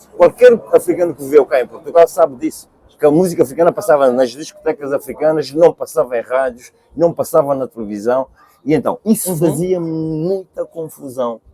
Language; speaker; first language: Portuguese; early bilingual, other home language; Kabuverdianu